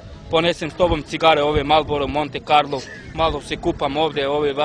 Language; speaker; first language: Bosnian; non-native, local second language; Romany